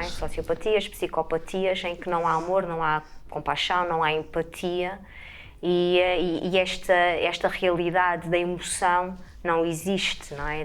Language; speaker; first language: Portuguese; native; Portuguese